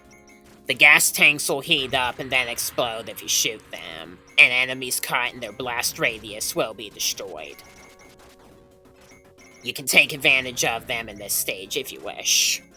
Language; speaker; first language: English; native; English